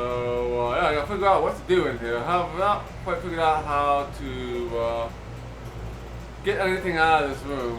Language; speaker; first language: English; native; English